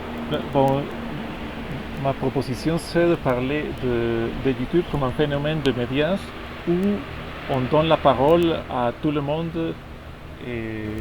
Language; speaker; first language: French; non-native, fluent; Spanish